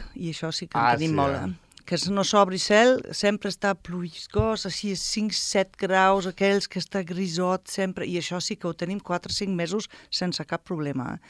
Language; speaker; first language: Catalan; non-native, fluent; German